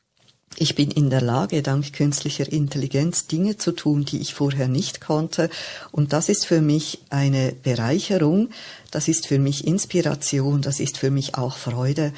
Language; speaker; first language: German; native; German